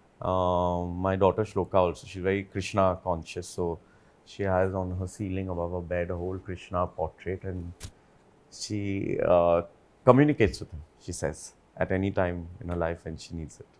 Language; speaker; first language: English; non-native, local second language; Hindi